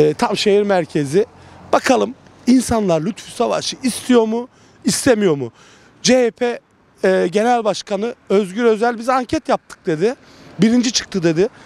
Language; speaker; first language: Turkish; native; Turkish